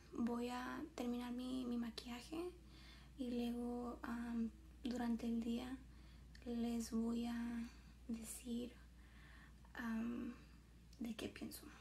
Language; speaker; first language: Spanish; early bilingual, heritage; Spanish